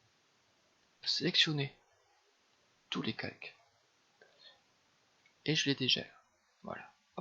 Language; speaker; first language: French; native; French